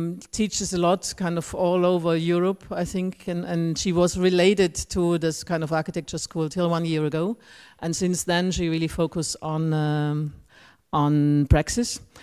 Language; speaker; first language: English; non-native, fluent; German